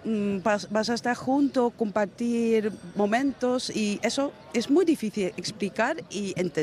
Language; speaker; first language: Spanish; non-native, learner; Dutch